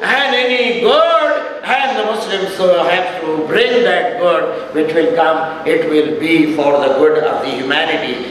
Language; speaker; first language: English; non-native, local second language; Urdu